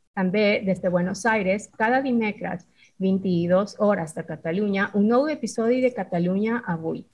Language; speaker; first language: Catalan; non-native, fluent; Spanish